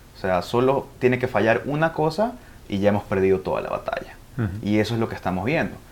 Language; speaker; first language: Spanish; early bilingual, heritage; Spanish